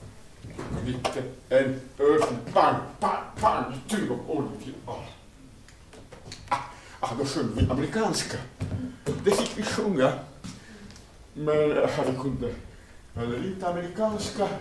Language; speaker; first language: Swedish; non-native, fluent; Croatian